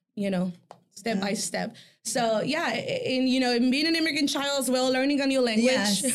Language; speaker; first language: English; early bilingual, other home language; Spanish